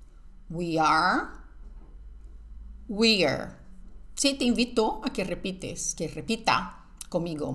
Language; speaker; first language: Spanish; non-native, fluent; Portuguese